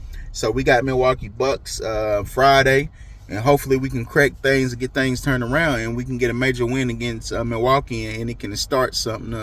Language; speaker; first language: English; native; English